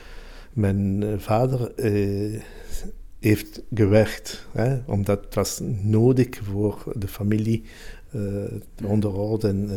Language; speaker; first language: Dutch; non-native, local second language; Italian